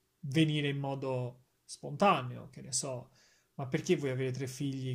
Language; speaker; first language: Italian; native; Italian